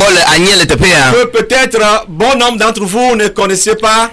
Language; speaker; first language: French; non-native, local second language; Ewe